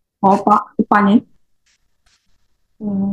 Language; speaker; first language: Korean; non-native, learner; Indonesian